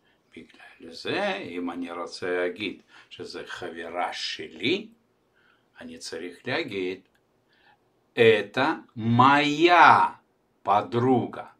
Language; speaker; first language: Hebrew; non-native, fluent; Russian